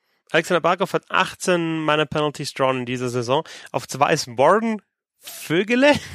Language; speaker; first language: German; native; German